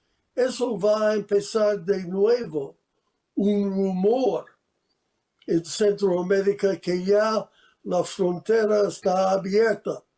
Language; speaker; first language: Spanish; non-native, fluent; English